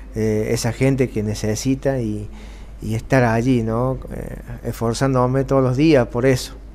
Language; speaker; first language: Spanish; native; Spanish